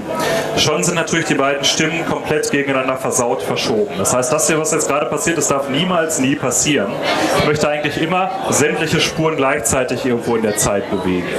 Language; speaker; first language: German; native; German